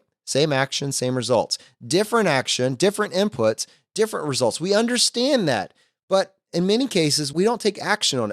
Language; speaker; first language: English; native; English